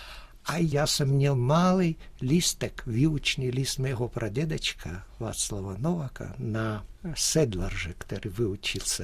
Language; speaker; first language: Czech; early bilingual, heritage; Czech